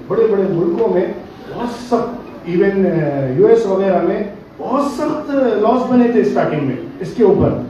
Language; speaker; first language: Urdu; native; Urdu